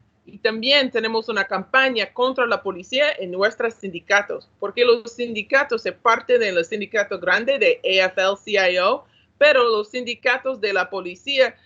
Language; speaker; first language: Spanish; non-native, learner; English